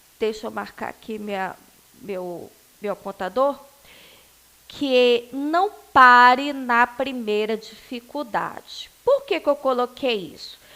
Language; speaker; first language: Portuguese; native; Portuguese